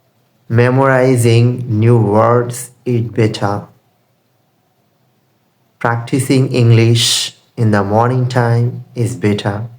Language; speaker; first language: English; non-native, learner; Bangla